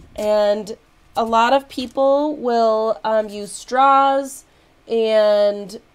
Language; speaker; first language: English; native; English